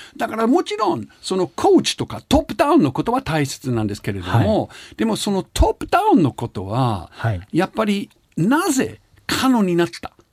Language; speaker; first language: Japanese; non-native, fluent; German